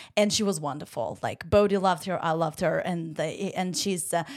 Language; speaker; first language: English; non-native, fluent; Ukrainian